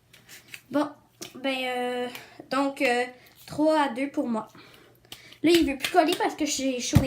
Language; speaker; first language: French; native; French